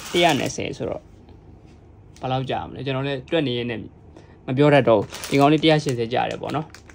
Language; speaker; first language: Burmese; native; Burmese